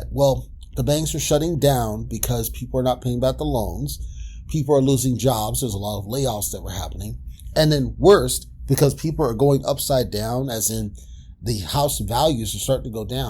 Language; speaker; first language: English; native; English